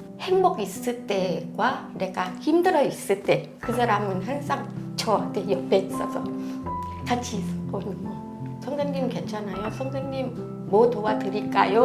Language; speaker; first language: Korean; non-native, learner; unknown